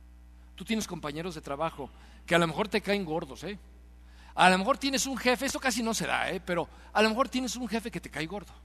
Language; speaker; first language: Spanish; native; Spanish